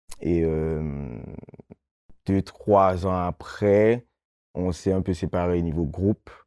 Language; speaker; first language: French; non-native, local second language; Guadeloupean Creole French